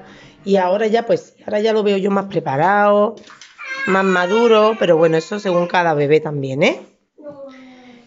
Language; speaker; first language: Spanish; native; Spanish